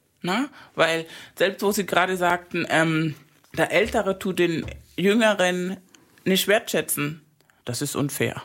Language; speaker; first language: German; non-native, fluent; Spanish